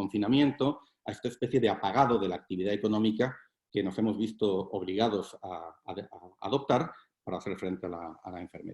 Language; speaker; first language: Spanish; native; Spanish